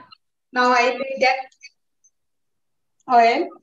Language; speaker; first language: English; non-native, learner; Bangla